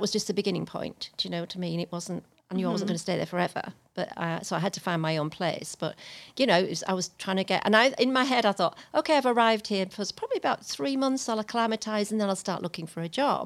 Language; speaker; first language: English; native; English